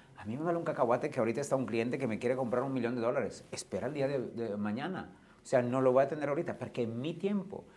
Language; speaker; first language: Spanish; non-native, fluent; Italian